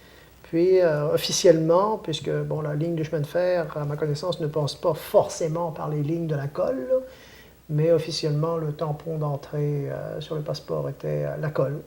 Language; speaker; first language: French; native; French